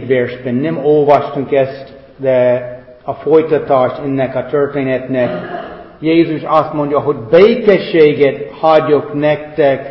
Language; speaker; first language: Hungarian; non-native, fluent; English